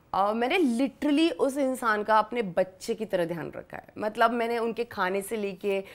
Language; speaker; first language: Hindi; native; Hindi